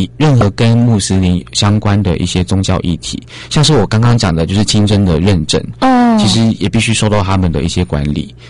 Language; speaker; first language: Chinese; native; Chinese